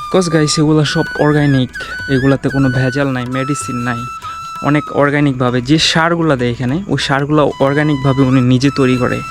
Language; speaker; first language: Bangla; native; Bangla